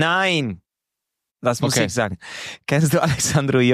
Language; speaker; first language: German; non-native, fluent; Hungarian